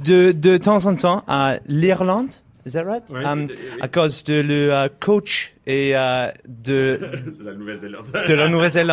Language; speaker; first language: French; non-native, learner; English